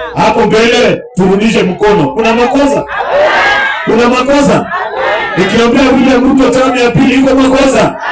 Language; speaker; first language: Swahili; non-native, local second language; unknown